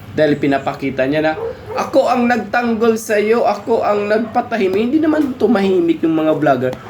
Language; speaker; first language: Filipino; non-native, local second language; Cebuano